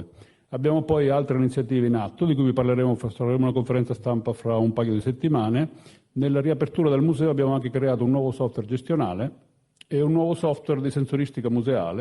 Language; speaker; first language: Italian; native; Italian